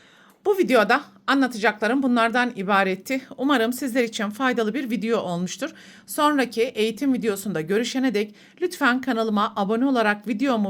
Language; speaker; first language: Turkish; native; Turkish